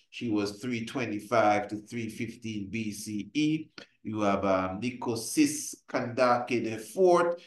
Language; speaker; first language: English; native; English